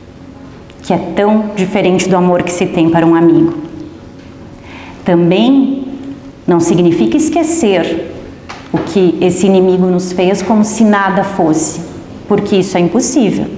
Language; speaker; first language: Portuguese; native; Portuguese